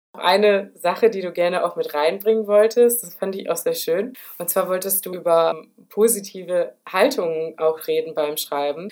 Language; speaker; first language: German; native; German